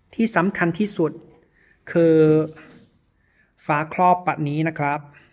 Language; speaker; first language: Thai; non-native, learner; Chinese